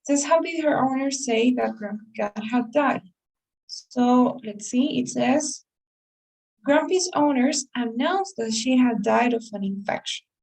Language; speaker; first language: English; non-native, fluent; Spanish